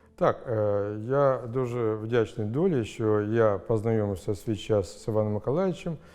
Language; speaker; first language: Ukrainian; non-native, local second language; Russian